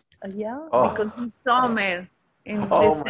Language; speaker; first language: English; non-native, learner; Spanish